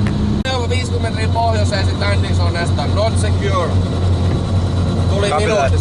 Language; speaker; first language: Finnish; native; Finnish